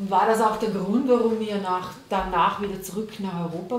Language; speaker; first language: German; native; German